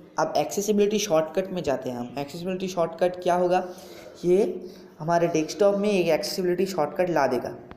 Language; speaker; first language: Hindi; non-native, local second language; Bangla